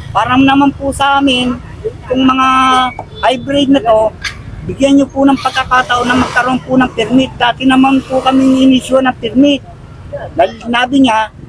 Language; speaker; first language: Filipino; native; Filipino